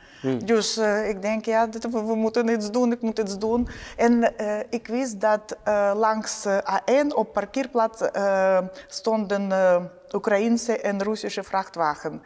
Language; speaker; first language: Dutch; non-native, learner; Ukrainian